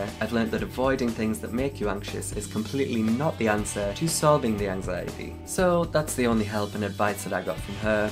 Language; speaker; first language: English; native; English